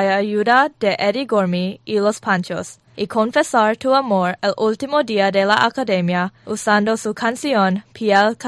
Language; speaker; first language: Spanish; non-native, learner; English